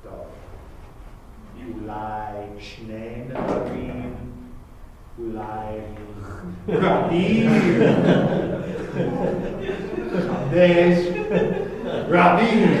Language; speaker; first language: Hebrew; non-native, fluent; English